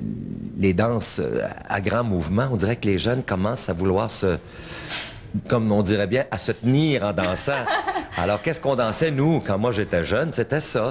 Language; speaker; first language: French; native; French